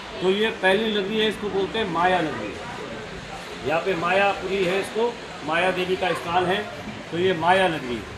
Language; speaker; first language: Hindi; native; Hindi